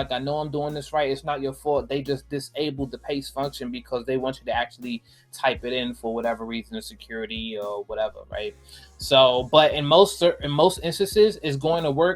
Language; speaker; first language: English; native; English